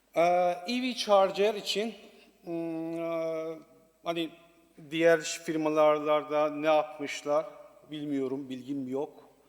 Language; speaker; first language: Turkish; non-native, learner; Persian